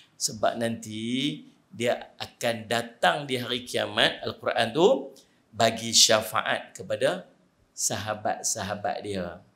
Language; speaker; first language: Malay; native; Malay